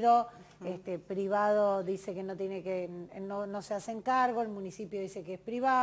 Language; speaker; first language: Spanish; native; Spanish